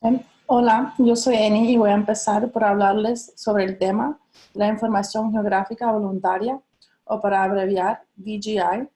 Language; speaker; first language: Spanish; non-native, fluent; English